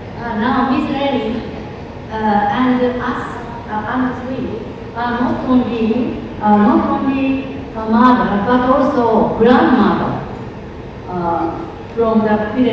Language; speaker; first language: English; non-native, learner; Japanese